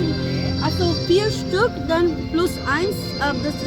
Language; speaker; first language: German; non-native, learner; Hiligaynon